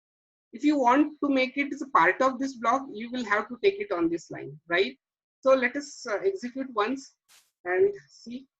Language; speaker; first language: English; non-native, local second language; Marathi